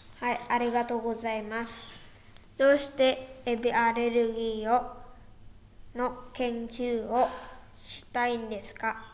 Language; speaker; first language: Japanese; non-native, learner; Indonesian